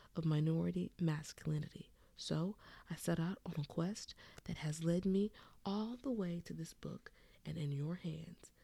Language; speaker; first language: English; native; English